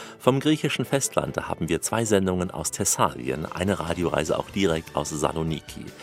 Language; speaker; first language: German; native; German